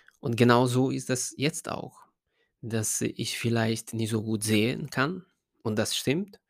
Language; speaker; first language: German; non-native, fluent; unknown